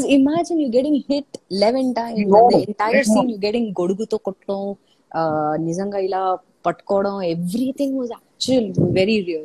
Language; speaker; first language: Telugu; non-native, fluent; Malayalam